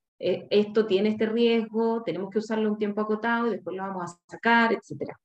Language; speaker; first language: Spanish; native; Spanish